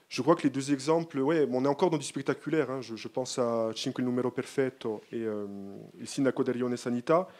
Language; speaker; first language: French; native; French